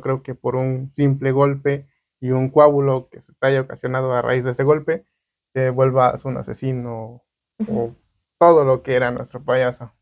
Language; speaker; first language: Spanish; native; Spanish